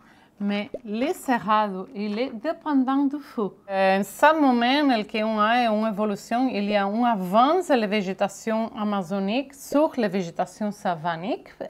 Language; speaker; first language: French; non-native, fluent; Catalan